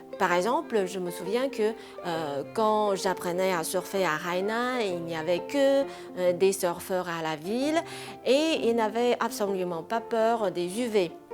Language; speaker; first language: French; non-native, fluent; Chinese